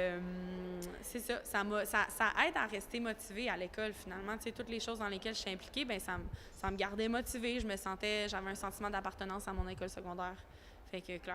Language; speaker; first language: French; native; French